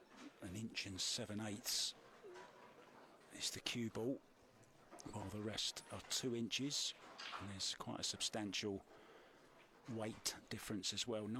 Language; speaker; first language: English; native; English